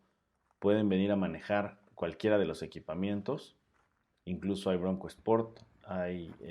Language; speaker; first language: Spanish; native; Spanish